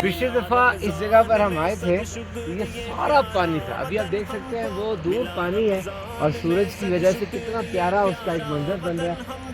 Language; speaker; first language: Urdu; native; Urdu